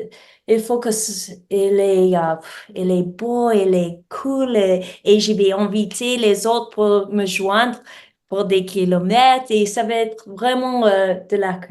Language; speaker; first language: French; non-native, learner; English